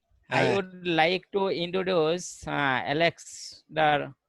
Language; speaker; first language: English; non-native, learner; Bangla